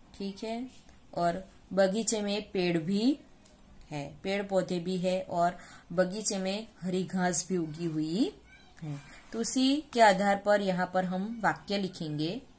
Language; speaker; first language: Hindi; non-native, local second language; Gujarati